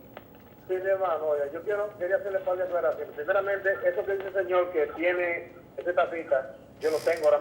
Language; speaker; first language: Spanish; native; Spanish